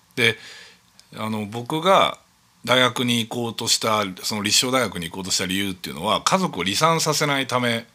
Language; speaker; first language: Japanese; native; Japanese